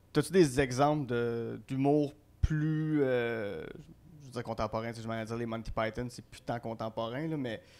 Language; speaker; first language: French; native; French